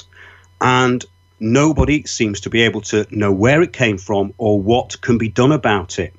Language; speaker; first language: English; native; English